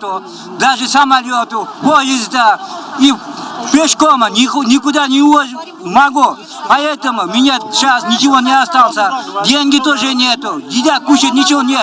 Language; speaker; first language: Russian; non-native, learner; Uzbek